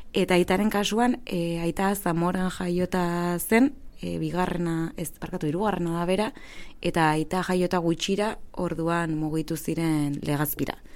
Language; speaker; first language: Basque; non-native, local second language; Spanish